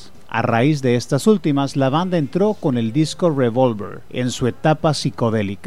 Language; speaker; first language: Spanish; native; Spanish